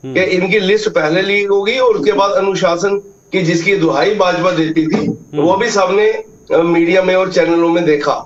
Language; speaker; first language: Hindi; native; Hindi